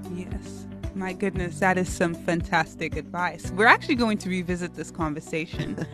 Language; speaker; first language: English; native; English